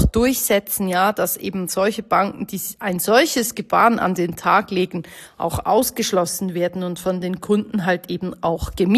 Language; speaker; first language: German; native; German